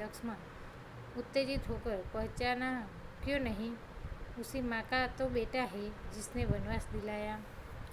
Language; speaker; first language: Hindi; non-native, local second language; Gujarati